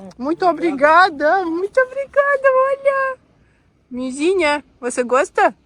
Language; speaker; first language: Portuguese; non-native, learner; Russian